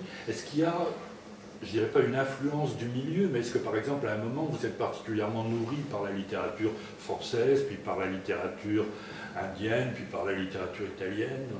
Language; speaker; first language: French; native; French